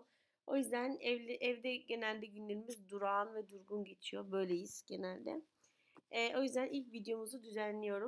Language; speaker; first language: Turkish; native; Turkish